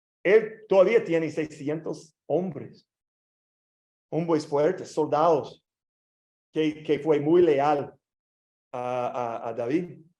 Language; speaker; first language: Spanish; non-native, learner; English